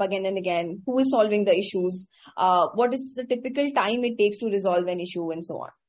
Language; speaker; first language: English; non-native, local second language; Hindi